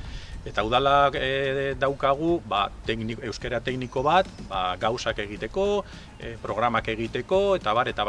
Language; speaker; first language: Basque; non-native, local second language; Spanish